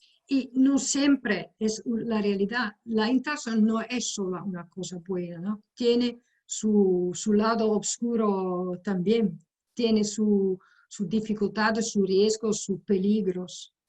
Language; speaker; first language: Spanish; non-native, fluent; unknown